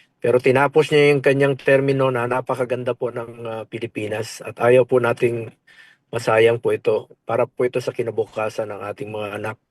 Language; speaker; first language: Filipino; non-native, local second language; Cebuano